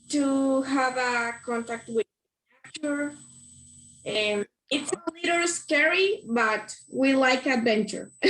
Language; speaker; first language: English; non-native, learner; Spanish